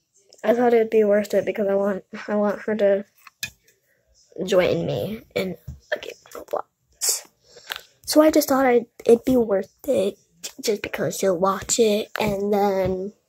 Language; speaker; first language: English; native; English